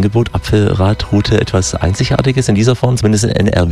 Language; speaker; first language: German; native; German